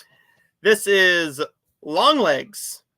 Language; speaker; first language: English; native; English